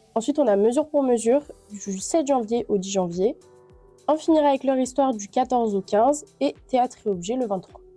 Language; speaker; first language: French; native; French